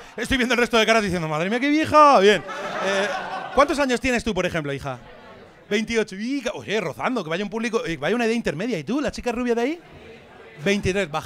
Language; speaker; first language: Spanish; native; Spanish